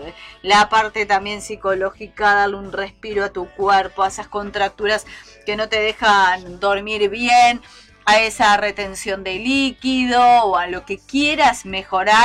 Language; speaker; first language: Spanish; native; Spanish